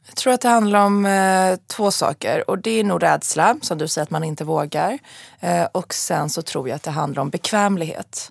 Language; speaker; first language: Swedish; native; Swedish